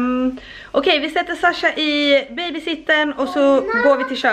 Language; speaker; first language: Swedish; native; Swedish